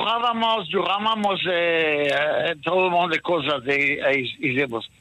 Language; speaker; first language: Spanish; early bilingual, heritage; Ladino